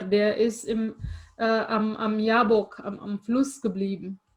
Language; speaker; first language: German; non-native, fluent; Indonesian